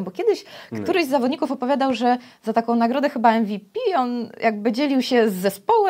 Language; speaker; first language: Polish; native; Polish